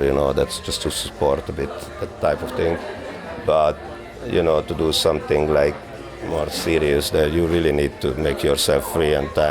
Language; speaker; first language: English; non-native, fluent; Hungarian